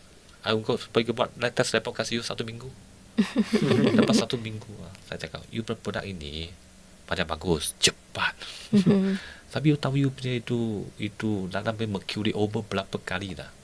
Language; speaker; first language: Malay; non-native, local second language; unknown